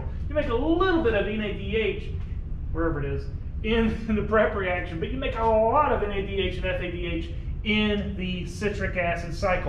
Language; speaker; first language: English; native; English